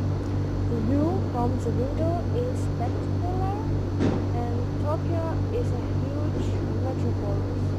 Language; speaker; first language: English; non-native, learner; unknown